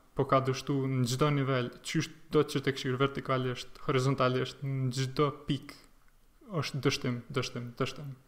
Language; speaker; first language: Albanian; native; Albanian